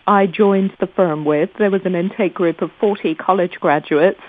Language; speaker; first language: English; non-native, local second language; Gujarati